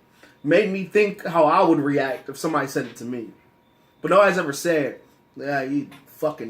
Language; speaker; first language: English; native; English